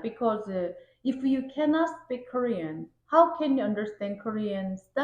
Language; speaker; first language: English; non-native, fluent; Korean